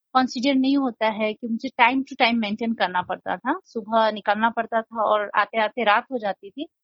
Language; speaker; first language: Hindi; non-native, local second language; Nepali